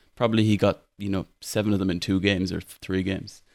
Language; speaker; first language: English; native; English